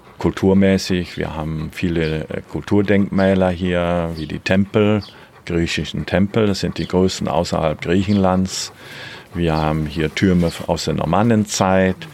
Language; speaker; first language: German; native; German